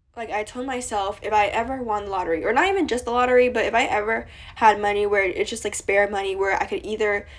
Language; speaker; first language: English; native; English